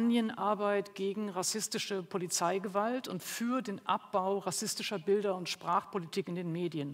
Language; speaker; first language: German; native; German